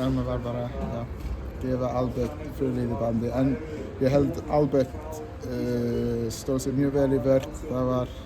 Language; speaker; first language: Icelandic; non-native, learner; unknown